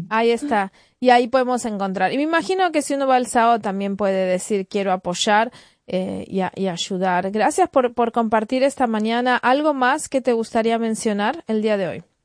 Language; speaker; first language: Spanish; native; Spanish